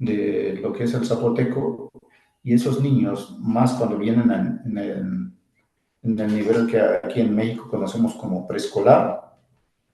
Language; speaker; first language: Spanish; non-native, local second language; Zapotec